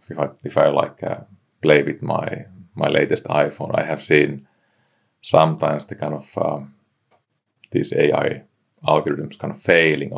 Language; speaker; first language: English; non-native, fluent; Finnish